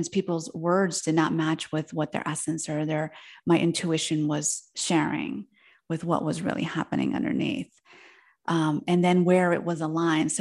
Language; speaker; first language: English; early bilingual, other home language; Spanish